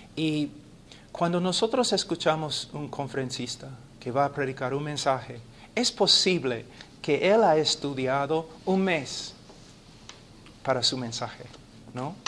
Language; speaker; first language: Spanish; non-native, fluent; English